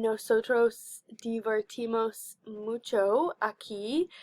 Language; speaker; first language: Spanish; non-native, learner; English